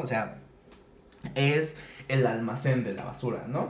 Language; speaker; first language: Spanish; native; Spanish